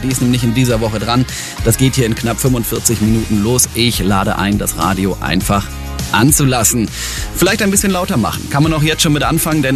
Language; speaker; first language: German; native; German